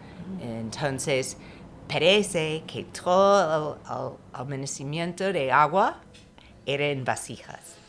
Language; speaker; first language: Spanish; non-native, fluent; English